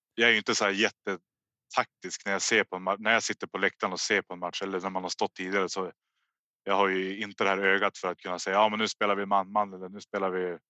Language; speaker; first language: Swedish; native; Swedish